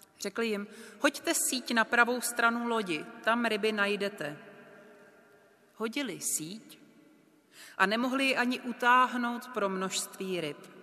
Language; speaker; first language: Czech; native; Czech